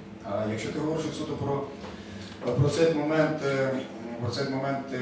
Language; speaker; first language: Ukrainian; native; Ukrainian